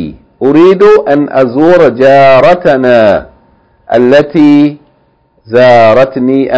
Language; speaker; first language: Arabic; non-native, fluent; English